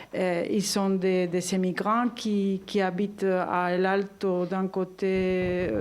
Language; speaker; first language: French; non-native, fluent; Spanish